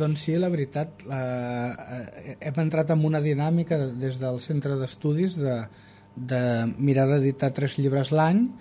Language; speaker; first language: Catalan; native; Catalan